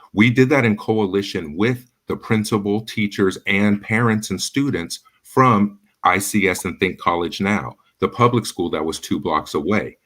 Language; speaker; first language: English; native; English